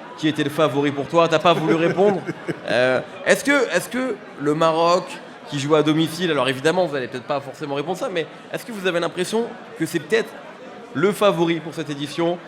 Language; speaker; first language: French; native; French